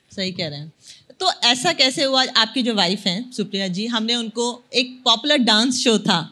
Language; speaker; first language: Hindi; native; Hindi